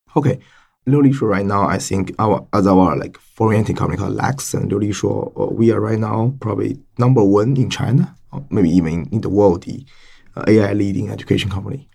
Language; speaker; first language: English; non-native, fluent; Chinese